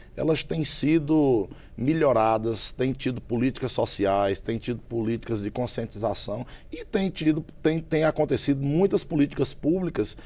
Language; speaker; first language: Portuguese; native; Portuguese